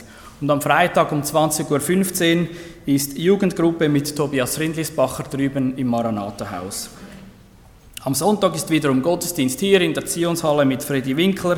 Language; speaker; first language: German; native; German